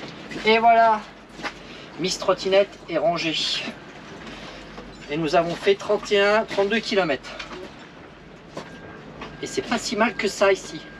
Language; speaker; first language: French; native; French